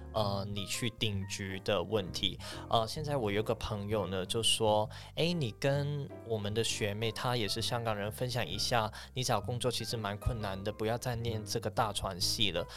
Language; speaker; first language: Chinese; non-native, fluent; Cantonese